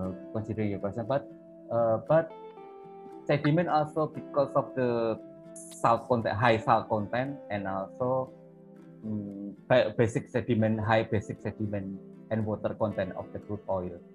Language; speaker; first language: English; non-native, fluent; Indonesian